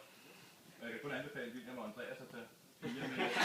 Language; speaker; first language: Danish; native; Danish